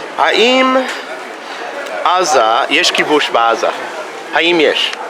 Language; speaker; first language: Hebrew; non-native, fluent; English